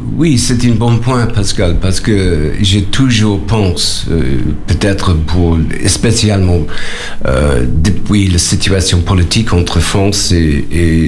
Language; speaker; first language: French; non-native, learner; English